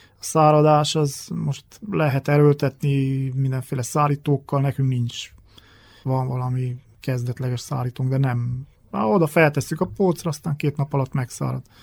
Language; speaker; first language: Hungarian; native; Hungarian